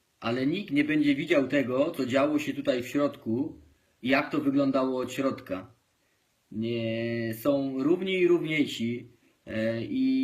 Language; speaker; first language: Polish; native; Polish